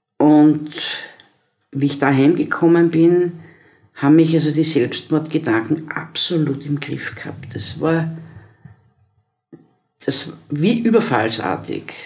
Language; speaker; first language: German; native; German